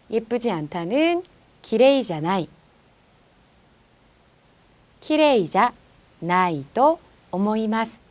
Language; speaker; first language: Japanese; non-native, fluent; Korean